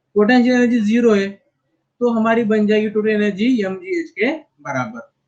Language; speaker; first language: Hindi; non-native, local second language; Marathi